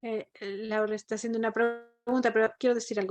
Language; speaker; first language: Spanish; native; Spanish